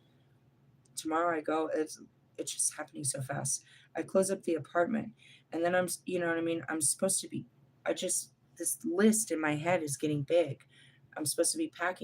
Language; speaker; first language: English; native; English